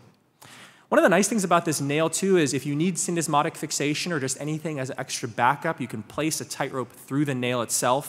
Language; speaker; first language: English; native; English